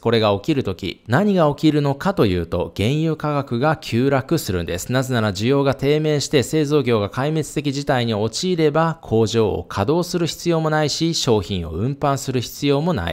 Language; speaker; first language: Japanese; native; Japanese